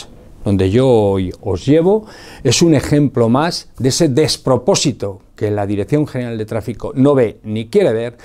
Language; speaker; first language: Spanish; native; Spanish